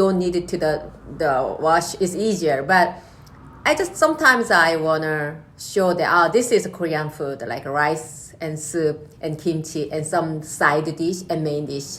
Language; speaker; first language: English; non-native, learner; Korean